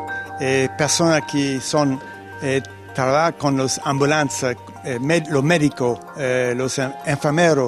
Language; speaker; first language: Spanish; non-native, fluent; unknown